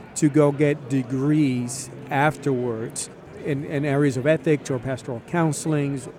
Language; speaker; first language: English; early bilingual, other home language; Spanish